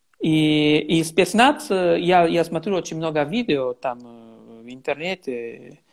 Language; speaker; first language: Russian; non-native, learner; Italian